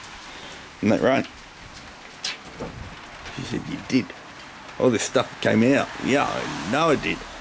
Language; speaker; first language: English; native; English